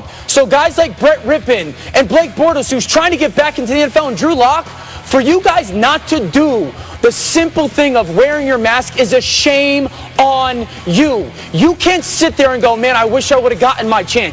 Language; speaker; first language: English; native; English